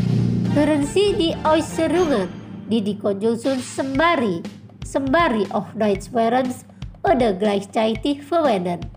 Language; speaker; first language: German; non-native, learner; Indonesian